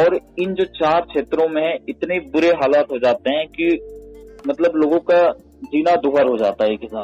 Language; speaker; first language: Hindi; native; Hindi